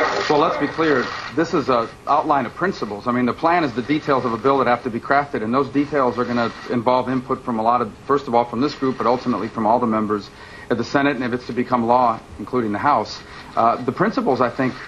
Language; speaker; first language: English; early bilingual, other home language; Spanish